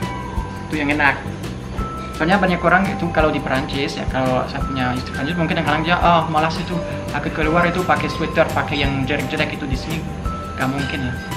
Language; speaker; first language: Indonesian; non-native, fluent; French